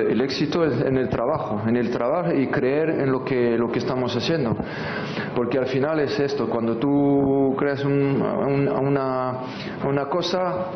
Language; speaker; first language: Spanish; non-native, fluent; French